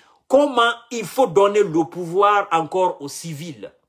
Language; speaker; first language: French; non-native, local second language; Mandingo